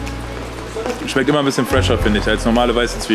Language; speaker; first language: German; native; German